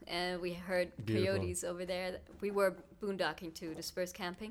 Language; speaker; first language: English; non-native, fluent; German